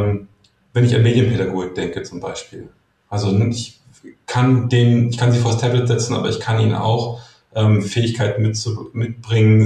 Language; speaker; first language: German; native; German